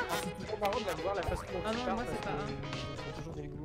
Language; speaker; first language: French; native; French